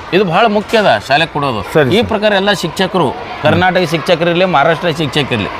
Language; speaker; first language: Kannada; native; Kannada